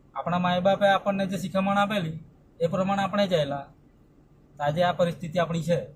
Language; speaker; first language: Gujarati; non-native, local second language; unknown